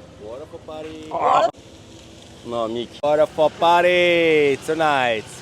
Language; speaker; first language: English; non-native, learner; Turkish